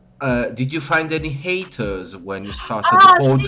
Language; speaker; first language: English; non-native, fluent; Italian